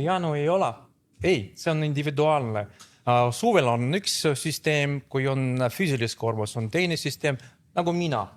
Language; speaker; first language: Estonian; non-native, fluent; Russian